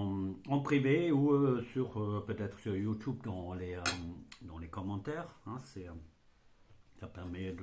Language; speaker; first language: French; non-native, fluent; German